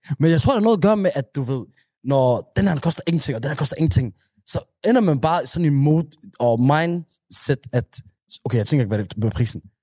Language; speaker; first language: Danish; early bilingual, other home language; Somali